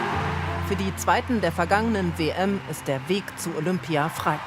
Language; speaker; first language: German; native; German